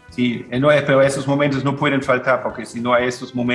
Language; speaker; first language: Spanish; non-native, fluent; German